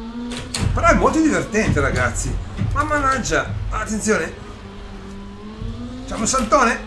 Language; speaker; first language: Italian; native; Italian